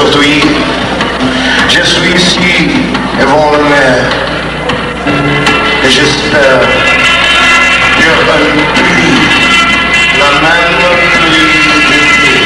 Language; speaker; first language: French; non-native, learner; Portuguese